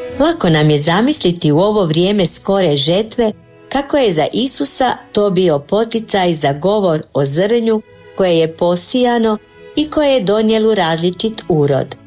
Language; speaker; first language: Croatian; native; Croatian